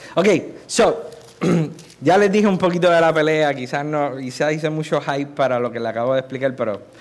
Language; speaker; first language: Spanish; native; Spanish